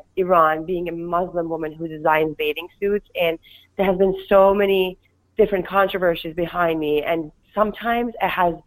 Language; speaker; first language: English; non-native, fluent; Persian